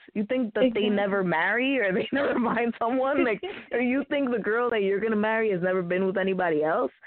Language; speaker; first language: English; early bilingual, other home language; Spanish